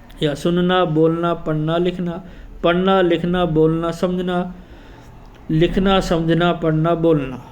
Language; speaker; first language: Urdu; native; Urdu